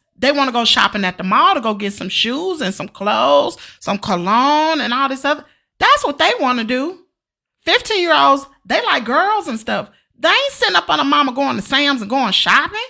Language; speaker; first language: English; native; English